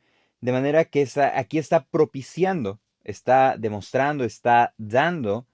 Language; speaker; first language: Spanish; native; Spanish